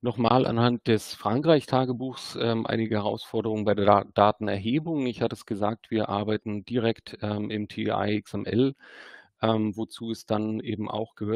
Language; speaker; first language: German; native; German